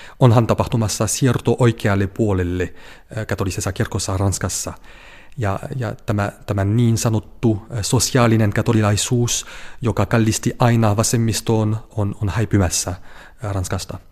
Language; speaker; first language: Finnish; non-native, fluent; French